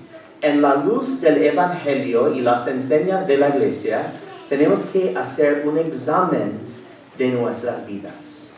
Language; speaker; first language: Spanish; non-native, fluent; English